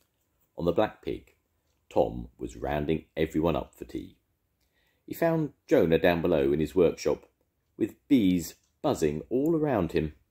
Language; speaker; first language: English; native; English